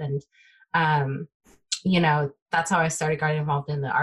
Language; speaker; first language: English; early bilingual, other home language; Min Nan Chinese